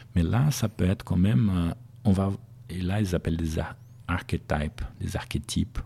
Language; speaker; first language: French; non-native, fluent; Portuguese